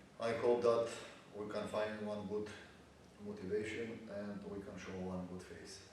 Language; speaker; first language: English; non-native, learner; Bulgarian